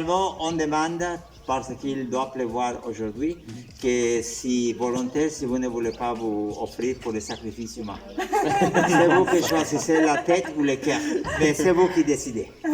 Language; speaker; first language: French; non-native, learner; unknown